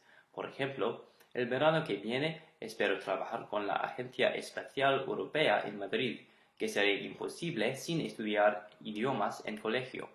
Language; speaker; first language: Spanish; non-native, learner; English